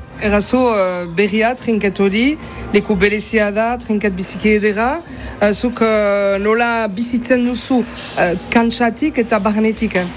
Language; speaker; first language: Basque; native; Basque